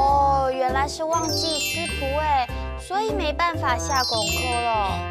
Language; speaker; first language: Chinese; native; Chinese